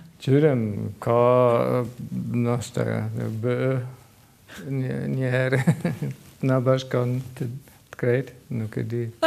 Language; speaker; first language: Albanian; non-native, learner; German